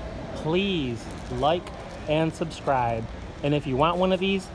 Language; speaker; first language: English; native; English